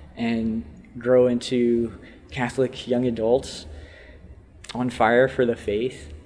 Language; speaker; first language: English; native; English